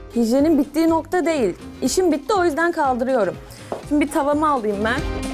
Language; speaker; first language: Turkish; native; Turkish